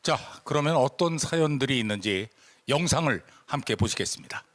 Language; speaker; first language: Korean; native; Korean